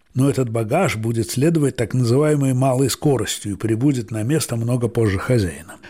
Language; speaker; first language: Russian; native; Russian